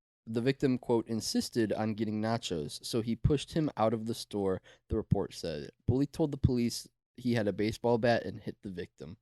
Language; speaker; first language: English; native; English